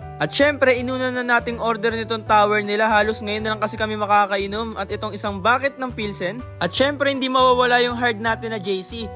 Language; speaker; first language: Filipino; native; Filipino